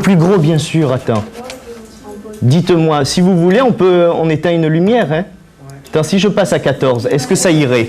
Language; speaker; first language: French; native; French